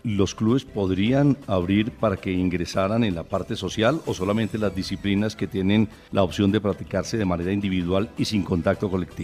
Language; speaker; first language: Spanish; native; Spanish